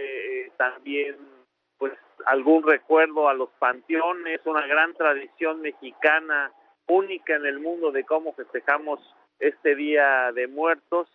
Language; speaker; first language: Spanish; native; Spanish